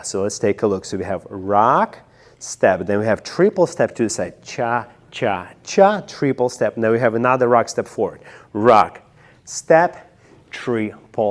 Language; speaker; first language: English; non-native, fluent; Russian